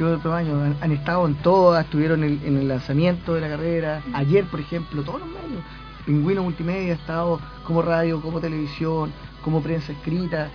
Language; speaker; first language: Spanish; native; Spanish